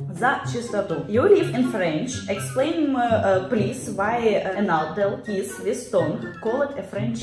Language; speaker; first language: English; non-native, learner; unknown